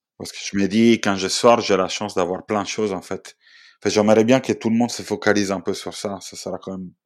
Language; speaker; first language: French; non-native, fluent; Italian